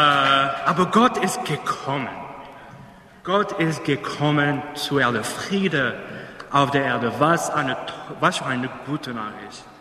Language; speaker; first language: German; non-native, fluent; English